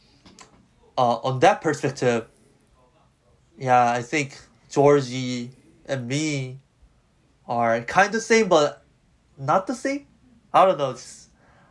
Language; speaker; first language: English; non-native, fluent; Korean